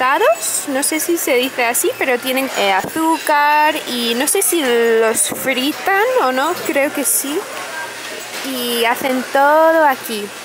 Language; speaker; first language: Spanish; non-native, fluent; English